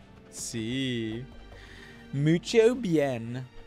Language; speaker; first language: Spanish; non-native, learner; English